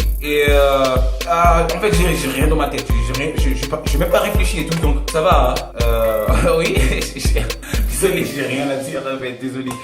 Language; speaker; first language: French; non-native, learner; English